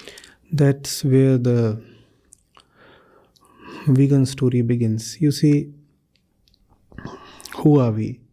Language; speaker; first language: English; non-native, local second language; Hindi